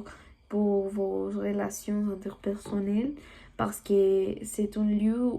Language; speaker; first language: French; non-native, learner; Spanish